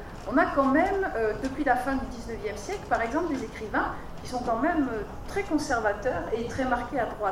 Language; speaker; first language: French; native; French